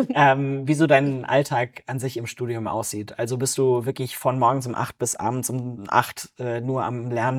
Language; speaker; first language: German; native; German